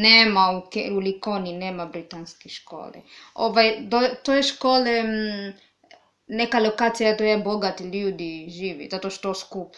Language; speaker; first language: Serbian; non-native, learner; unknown